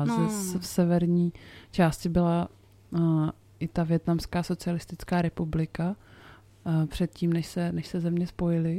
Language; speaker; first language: Czech; native; Czech